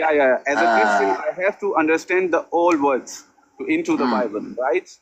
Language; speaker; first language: English; non-native, learner; Amharic